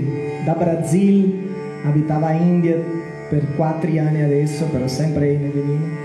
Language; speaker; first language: Italian; non-native, learner; Portuguese